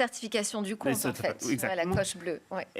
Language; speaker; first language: French; native; French